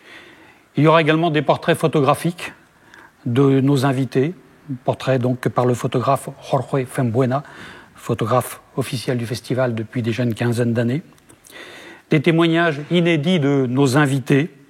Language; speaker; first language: French; native; French